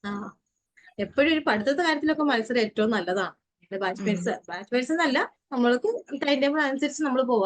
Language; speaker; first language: Malayalam; native; Malayalam